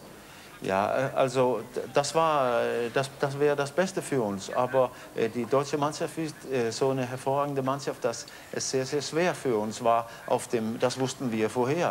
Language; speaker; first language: German; non-native, fluent; Danish